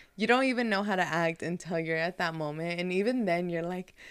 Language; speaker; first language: English; early bilingual, heritage; Spanish